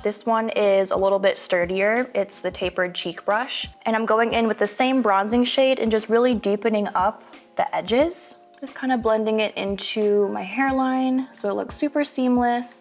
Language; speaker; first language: English; native; English